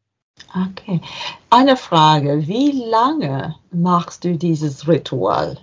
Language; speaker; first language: German; non-native, learner; English